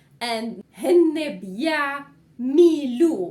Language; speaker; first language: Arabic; native; Arabic